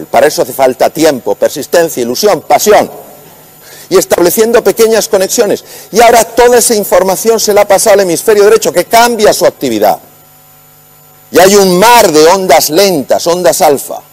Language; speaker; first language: Spanish; native; Spanish